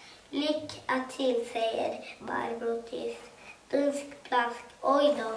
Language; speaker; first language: Swedish; early bilingual, other home language; Kurdish